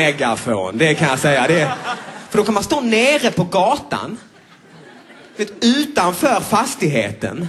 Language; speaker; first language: Swedish; native; Swedish